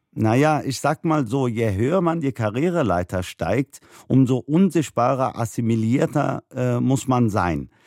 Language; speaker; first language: German; early bilingual, other home language; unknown